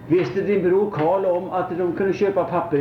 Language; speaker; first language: Swedish; native; Swedish